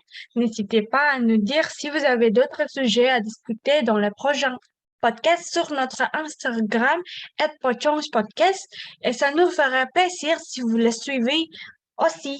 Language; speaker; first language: French; non-native, learner; Indonesian